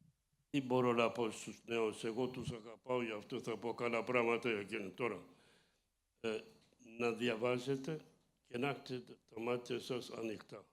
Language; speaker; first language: Greek; early bilingual, heritage; Greek